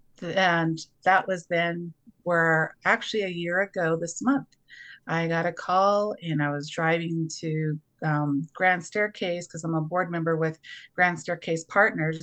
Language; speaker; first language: English; native; English